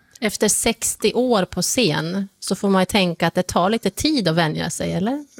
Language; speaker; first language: Swedish; early bilingual, other home language; Bosnian